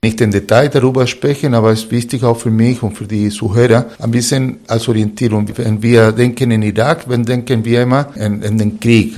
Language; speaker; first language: German; non-native, fluent; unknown